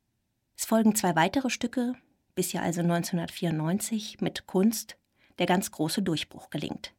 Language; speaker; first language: German; native; German